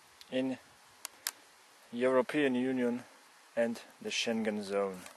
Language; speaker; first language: English; non-native, learner; Polish